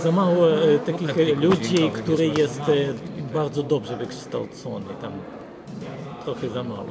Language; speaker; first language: Polish; non-native, learner; Ukrainian